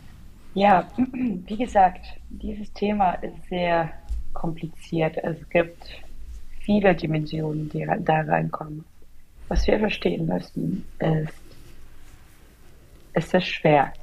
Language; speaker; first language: German; non-native, fluent; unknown